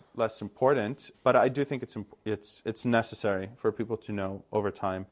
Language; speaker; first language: English; non-native, fluent; Greek